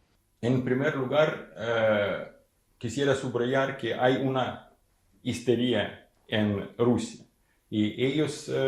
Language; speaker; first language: Spanish; non-native, fluent; Ukrainian